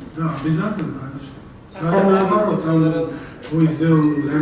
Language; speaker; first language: Russian; non-native, local second language; Georgian